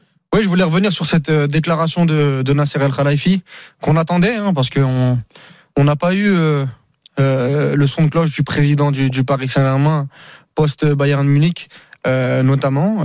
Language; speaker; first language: French; native; French